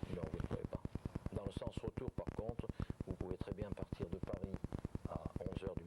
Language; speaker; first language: French; native; French